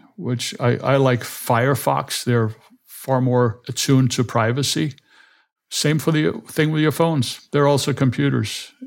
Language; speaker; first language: English; non-native, fluent; Danish